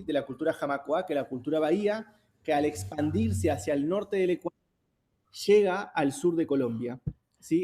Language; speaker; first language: Spanish; native; Spanish